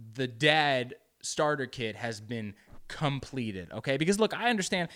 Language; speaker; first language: English; early bilingual, other home language; Spanish